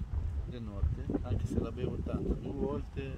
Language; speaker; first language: Italian; native; Italian